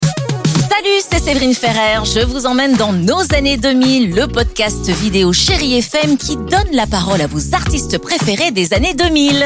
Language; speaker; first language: French; native; French